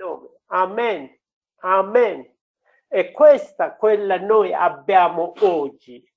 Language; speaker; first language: Italian; non-native, learner; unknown